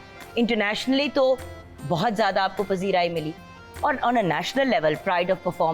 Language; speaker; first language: Urdu; native; Urdu